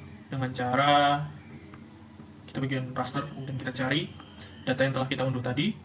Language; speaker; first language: Indonesian; native; Indonesian